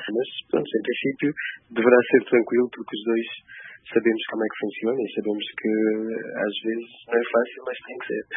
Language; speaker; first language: Portuguese; non-native, local second language; Kabuverdianu